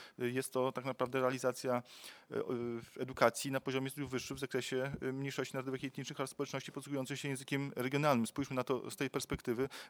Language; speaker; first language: Polish; native; Polish